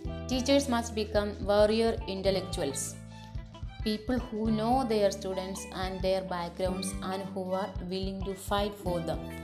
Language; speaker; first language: English; non-native, local second language; Malayalam